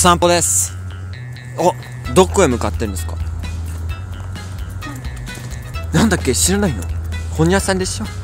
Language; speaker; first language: Japanese; non-native, fluent; English